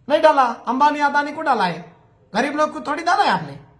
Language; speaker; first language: Hindi; non-native, local second language; Telugu